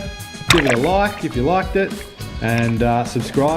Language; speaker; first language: English; native; English